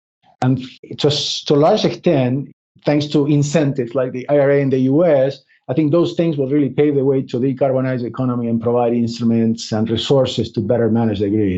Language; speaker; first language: English; non-native, fluent; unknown